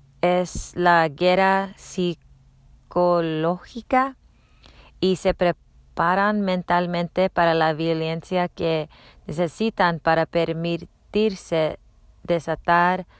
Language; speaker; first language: Spanish; non-native, learner; English